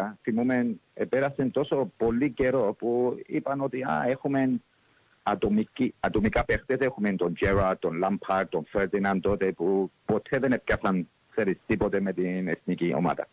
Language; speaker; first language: Greek; early bilingual, heritage; English